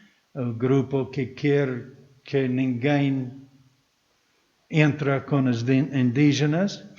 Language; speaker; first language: Portuguese; non-native, fluent; English